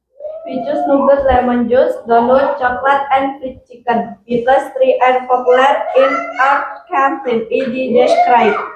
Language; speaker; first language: English; non-native, learner; Indonesian